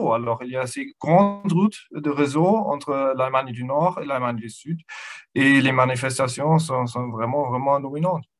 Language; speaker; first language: French; non-native, fluent; German